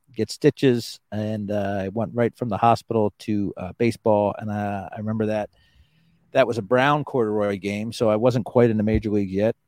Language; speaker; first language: English; native; English